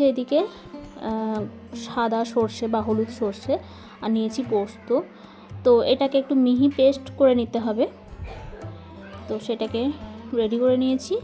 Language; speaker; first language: Bangla; native; Bangla